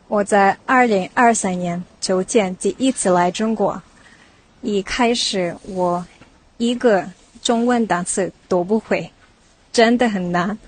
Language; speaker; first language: Chinese; non-native, learner; Yakut